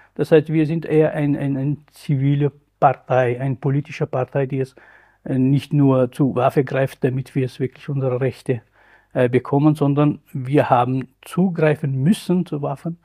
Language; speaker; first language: German; non-native, fluent; Kurdish